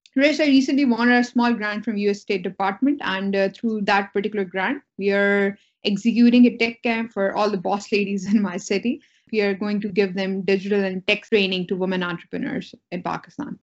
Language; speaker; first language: English; non-native, local second language; Urdu